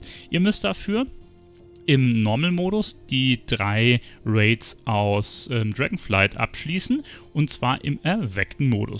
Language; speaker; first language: German; native; German